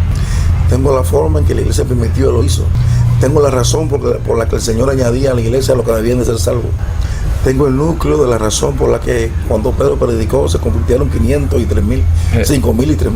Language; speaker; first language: Spanish; native; Spanish